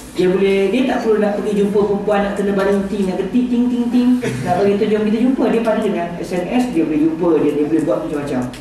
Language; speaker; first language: Malay; native; Malay